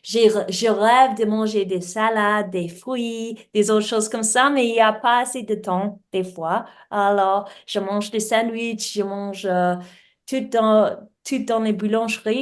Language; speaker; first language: French; non-native, learner; English